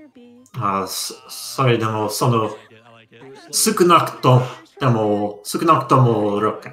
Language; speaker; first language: Japanese; non-native, learner; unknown